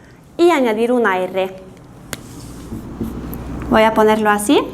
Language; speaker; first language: Spanish; non-native, fluent; Norwegian